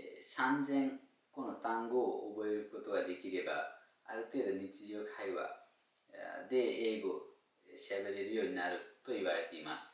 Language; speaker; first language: Japanese; non-native, fluent; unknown